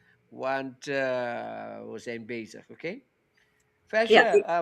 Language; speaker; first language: Dutch; non-native, local second language; Papiamento